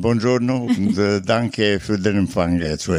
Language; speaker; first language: German; non-native, fluent; Italian